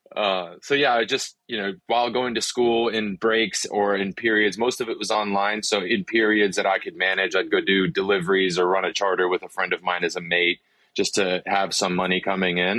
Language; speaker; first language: English; early bilingual, other home language; Afrikaans